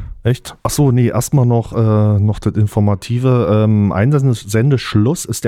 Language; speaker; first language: German; native; German